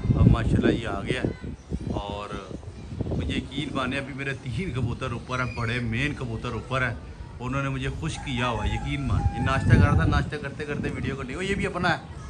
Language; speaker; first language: Urdu; non-native, local second language; Punjabi